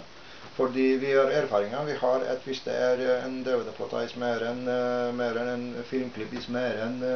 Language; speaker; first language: Norwegian; non-native, fluent; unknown